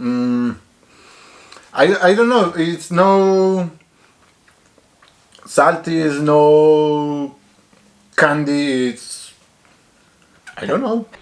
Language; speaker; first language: English; non-native, learner; Spanish